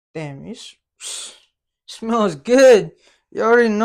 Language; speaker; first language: English; non-native, local second language; Filipino